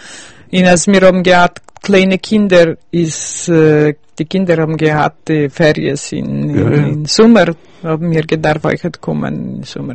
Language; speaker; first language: German; early bilingual, heritage; Yiddish